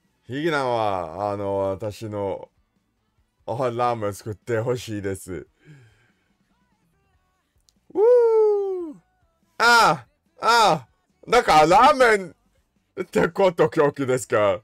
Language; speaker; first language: Japanese; non-native, learner; English